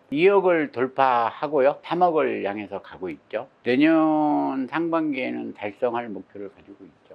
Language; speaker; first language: Korean; native; Korean